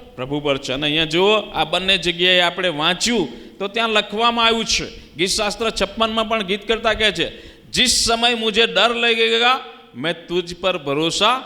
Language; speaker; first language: Gujarati; native; Gujarati